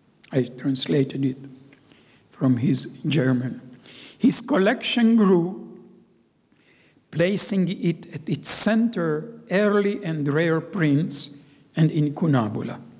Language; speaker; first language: English; non-native, fluent; Hebrew